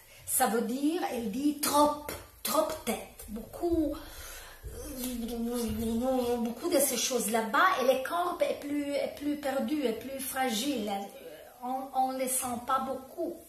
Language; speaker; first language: French; non-native, learner; Italian